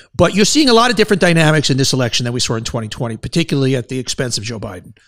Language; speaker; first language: English; native; English